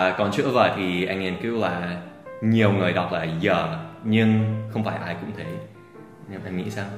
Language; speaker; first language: Vietnamese; non-native, fluent; English